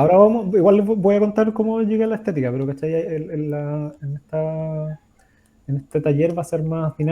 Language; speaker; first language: Spanish; native; Spanish